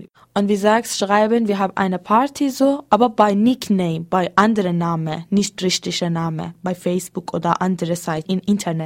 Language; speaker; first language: German; non-native, learner; Persian